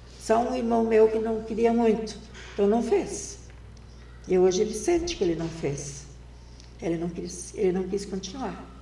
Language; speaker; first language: Portuguese; non-native, local second language; German